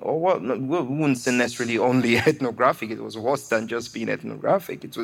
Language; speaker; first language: English; non-native, local second language; Igbo